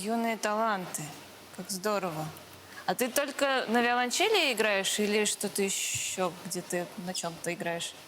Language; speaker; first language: Russian; native; Russian